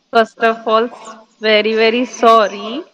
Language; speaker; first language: English; non-native, learner; Hindi